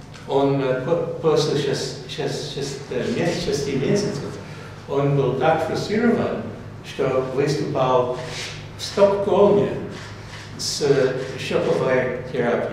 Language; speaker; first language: Russian; non-native, fluent; English